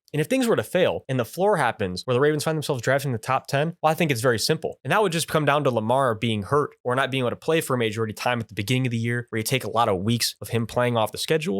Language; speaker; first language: English; native; English